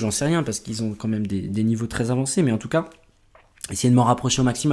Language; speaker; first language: French; native; French